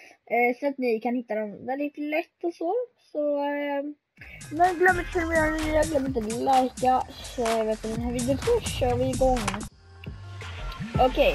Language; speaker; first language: Swedish; native; Swedish